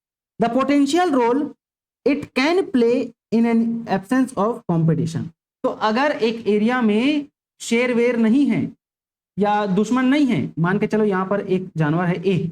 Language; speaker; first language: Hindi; native; Hindi